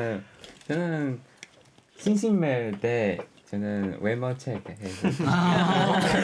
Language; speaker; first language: Korean; non-native, learner; Chinese